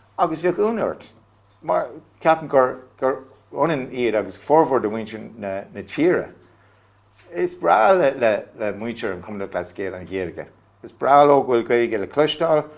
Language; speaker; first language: Irish; non-native, local second language; English